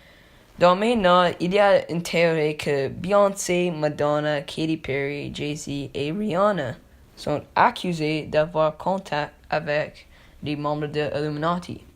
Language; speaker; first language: French; non-native, learner; English